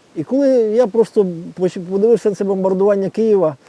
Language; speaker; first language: Ukrainian; non-native, local second language; Russian